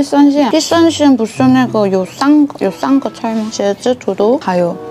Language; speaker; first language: Chinese; non-native, fluent; Korean